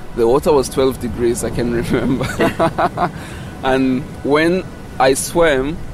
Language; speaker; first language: English; non-native, fluent; Kinyarwanda